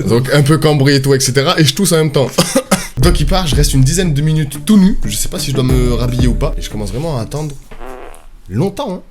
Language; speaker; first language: French; native; French